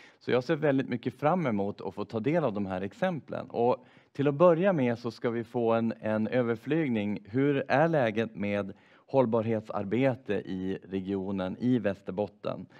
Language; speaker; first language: Swedish; native; Swedish